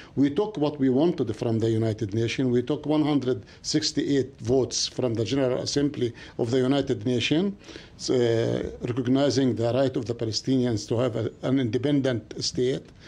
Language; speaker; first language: English; non-native, fluent; Arabic